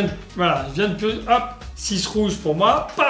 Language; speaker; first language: French; native; French